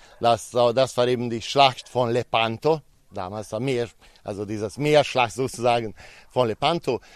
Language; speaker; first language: German; non-native, local second language; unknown